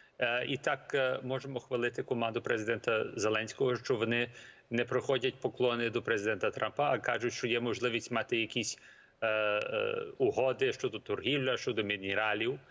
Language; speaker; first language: Ukrainian; early bilingual, heritage; Ukrainian